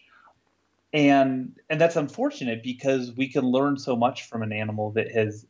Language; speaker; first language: English; native; English